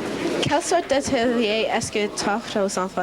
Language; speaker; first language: French; non-native, local second language; English